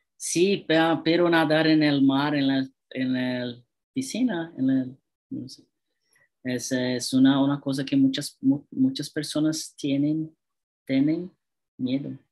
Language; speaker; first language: Spanish; non-native, learner; Portuguese